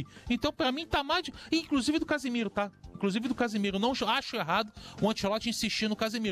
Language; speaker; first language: Portuguese; native; Portuguese